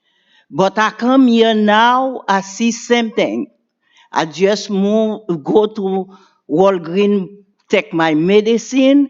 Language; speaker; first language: English; non-native, learner; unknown